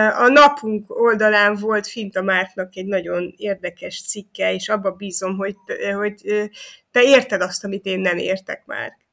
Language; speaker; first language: Hungarian; native; Hungarian